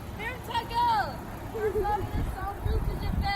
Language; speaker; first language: French; non-native, learner; English